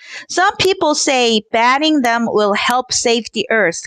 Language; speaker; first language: English; non-native, fluent; Korean